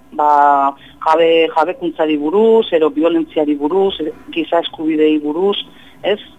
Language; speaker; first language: Basque; non-native, fluent; Spanish